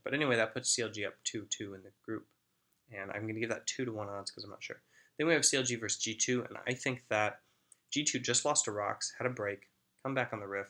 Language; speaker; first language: English; native; English